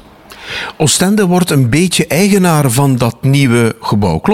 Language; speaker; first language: Dutch; native; Dutch